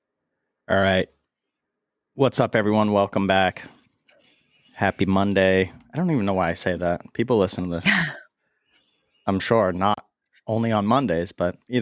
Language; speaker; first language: English; native; English